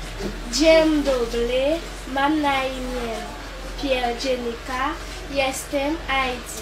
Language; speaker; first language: Polish; non-native, learner; Haitian Creole